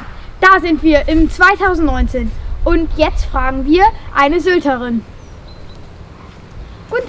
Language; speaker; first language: German; native; German